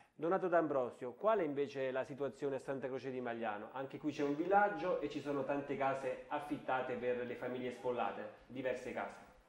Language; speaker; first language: Italian; native; Italian